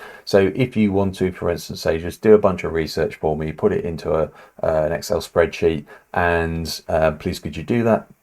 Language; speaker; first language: English; native; English